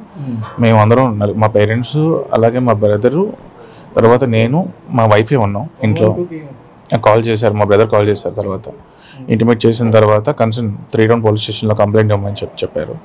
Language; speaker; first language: Telugu; native; Telugu